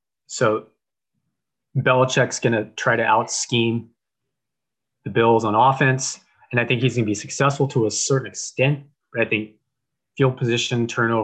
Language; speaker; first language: English; native; English